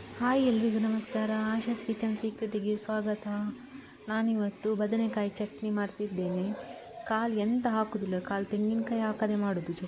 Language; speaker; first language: Kannada; non-native, local second language; Tulu